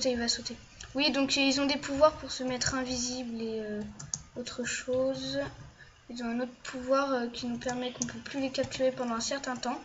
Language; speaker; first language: French; native; French